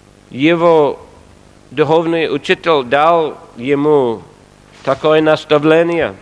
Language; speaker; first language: Russian; non-native, fluent; English